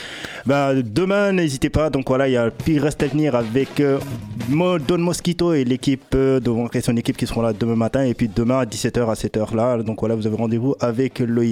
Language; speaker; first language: French; native; French